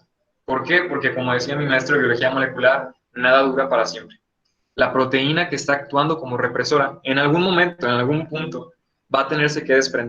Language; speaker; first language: Spanish; native; Spanish